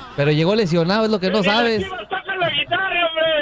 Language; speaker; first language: Spanish; native; Spanish